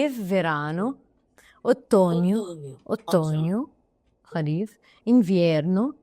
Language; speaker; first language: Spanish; non-native, learner; Arabic